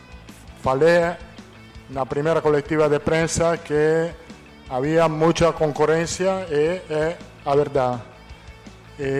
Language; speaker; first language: Portuguese; non-native, fluent; Italian